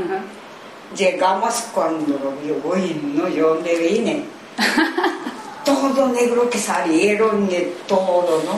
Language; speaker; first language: Spanish; non-native, learner; Japanese